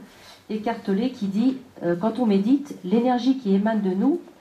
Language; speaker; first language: French; native; French